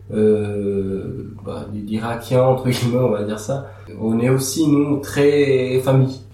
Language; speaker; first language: French; early bilingual, other home language; Aramaic